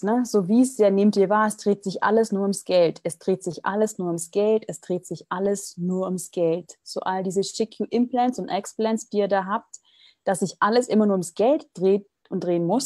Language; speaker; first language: German; native; German